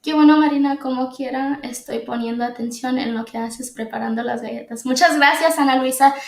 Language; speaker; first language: Spanish; early bilingual, other home language; English